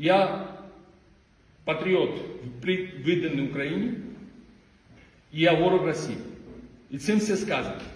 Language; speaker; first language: Ukrainian; non-native, fluent; Georgian